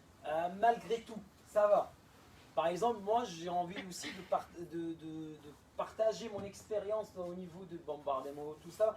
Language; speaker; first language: French; non-native, fluent; Arabic